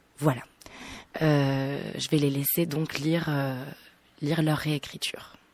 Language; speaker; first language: French; native; French